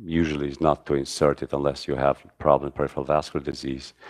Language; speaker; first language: English; non-native, fluent; Albanian